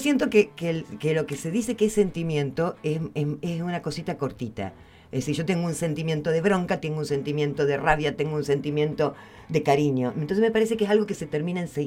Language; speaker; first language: Spanish; native; Spanish